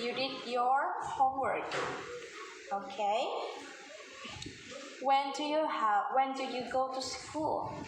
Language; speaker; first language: English; non-native, fluent; Vietnamese